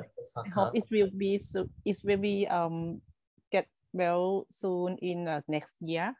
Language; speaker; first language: English; non-native, learner; Thai